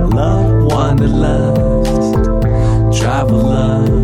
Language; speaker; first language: Spanish; non-native, fluent; English